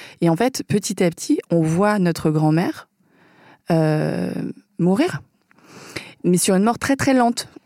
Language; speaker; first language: French; early bilingual, other home language; Vietnamese